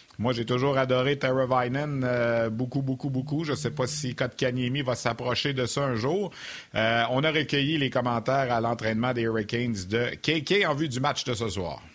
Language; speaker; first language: French; native; French